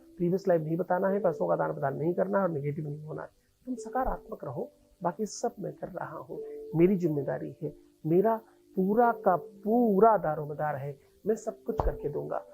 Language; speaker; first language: Hindi; native; Hindi